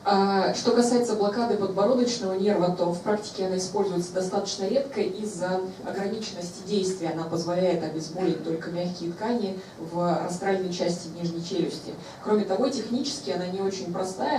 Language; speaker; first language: Russian; native; Russian